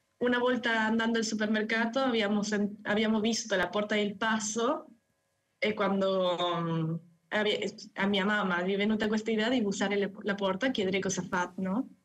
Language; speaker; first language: Italian; non-native, fluent; Spanish